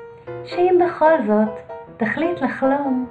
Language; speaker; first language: Hebrew; native; Hebrew